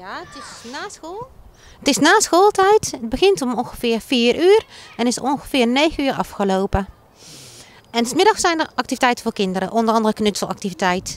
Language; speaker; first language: Dutch; native; Dutch